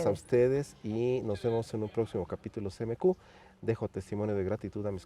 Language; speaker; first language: Spanish; native; Spanish